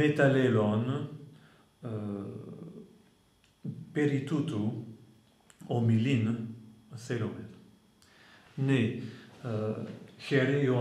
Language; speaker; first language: Greek; non-native, fluent; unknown